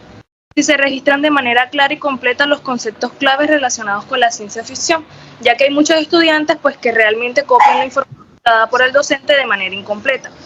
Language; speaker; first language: Spanish; native; Spanish